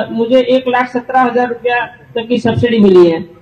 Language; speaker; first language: Hindi; non-native, local second language; Gujarati